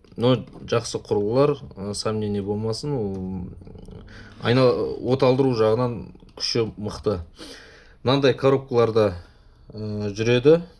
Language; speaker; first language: Kazakh; non-native, local second language; Russian